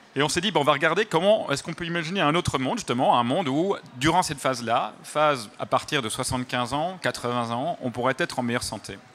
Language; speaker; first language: French; native; French